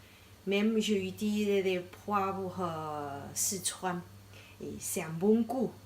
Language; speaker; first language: French; non-native, learner; Chinese